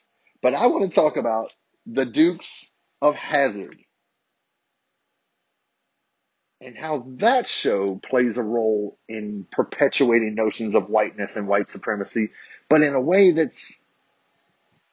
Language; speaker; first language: English; native; English